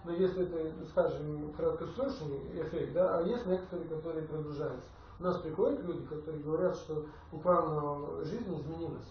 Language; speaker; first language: Russian; non-native, fluent; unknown